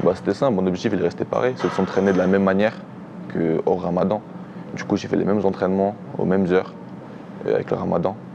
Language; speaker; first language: French; early bilingual, other home language; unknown